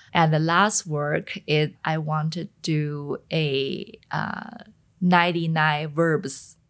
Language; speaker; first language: English; non-native, fluent; Chinese